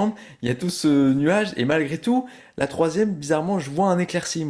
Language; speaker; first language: French; native; French